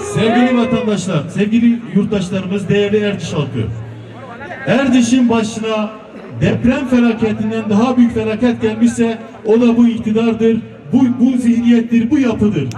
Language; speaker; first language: Turkish; non-native, local second language; Kurdish